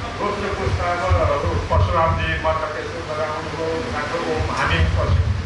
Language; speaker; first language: Nepali; non-native, local second language; Newari